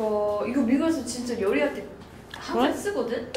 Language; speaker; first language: Korean; non-native, learner; English